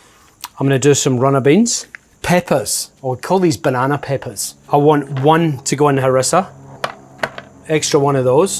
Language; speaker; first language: English; native; English